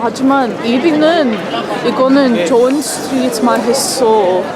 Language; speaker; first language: Korean; non-native, learner; English